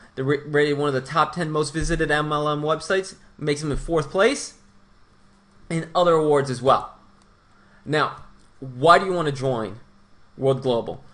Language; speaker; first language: English; non-native, fluent; Portuguese